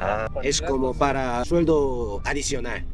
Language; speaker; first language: Spanish; non-native, fluent; Korean